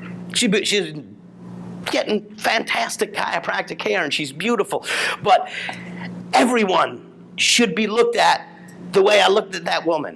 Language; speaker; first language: English; native; English